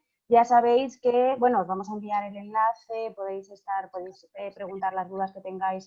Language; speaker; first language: Spanish; native; Spanish